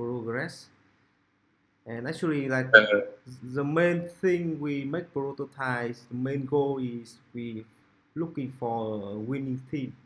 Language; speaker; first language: English; non-native, local second language; Vietnamese